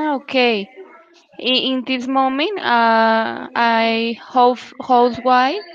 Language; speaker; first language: English; non-native, learner; Spanish